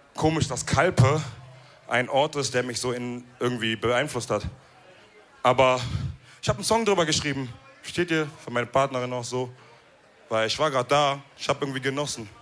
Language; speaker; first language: German; early bilingual, other home language; Wolof